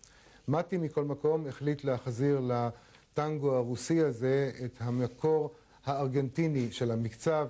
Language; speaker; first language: Hebrew; native; Hebrew